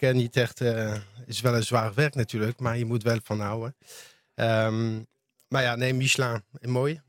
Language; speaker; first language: Dutch; non-native, learner; French